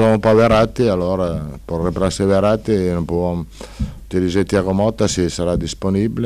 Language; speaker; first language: French; non-native, learner; Italian